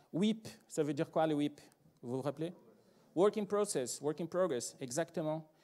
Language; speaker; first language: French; non-native, fluent; Portuguese